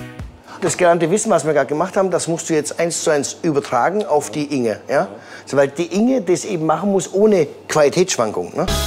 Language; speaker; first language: German; native; German